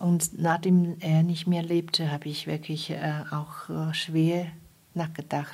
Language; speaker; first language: German; non-native, fluent; Chinese